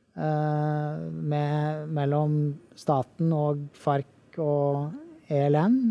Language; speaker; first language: Norwegian; native; Norwegian